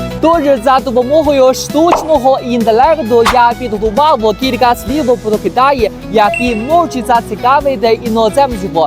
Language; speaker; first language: Ukrainian; non-native, fluent; Chinese